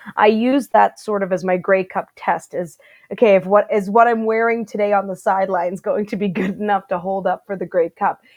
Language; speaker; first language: English; native; English